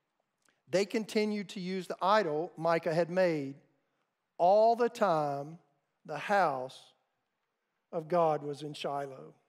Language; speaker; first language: English; native; English